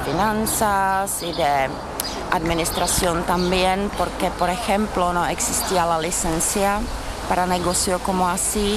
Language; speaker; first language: Spanish; non-native, learner; Czech